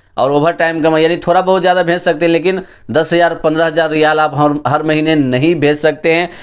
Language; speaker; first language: Hindi; native; Hindi